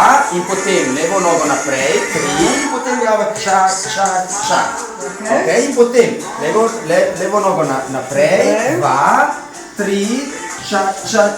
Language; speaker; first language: Slovenian; non-native, learner; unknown